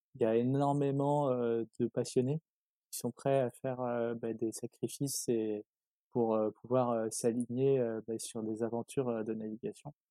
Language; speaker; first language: French; native; French